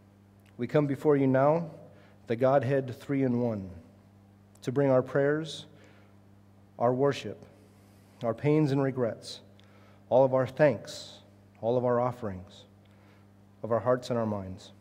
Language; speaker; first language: English; native; English